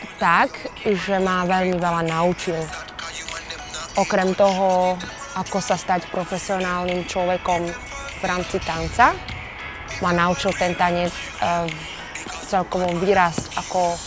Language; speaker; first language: Slovak; early bilingual, other home language; Amharic